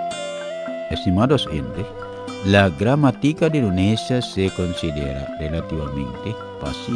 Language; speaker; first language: Spanish; non-native, learner; Indonesian